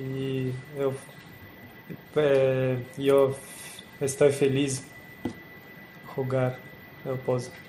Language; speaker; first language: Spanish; non-native, learner; Portuguese